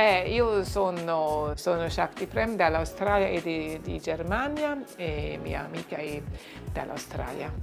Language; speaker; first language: Italian; non-native, learner; German